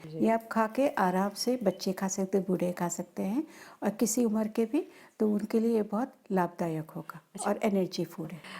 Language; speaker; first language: Hindi; non-native, local second language; Marathi